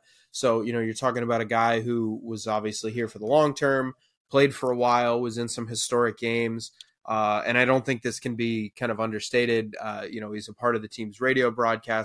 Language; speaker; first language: English; native; English